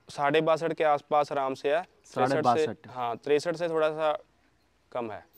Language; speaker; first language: Hindi; native; Hindi